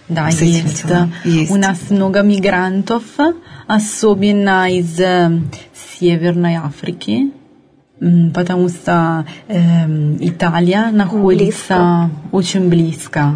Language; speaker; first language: Russian; non-native, fluent; Italian